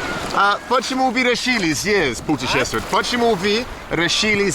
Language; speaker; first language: Russian; non-native, learner; English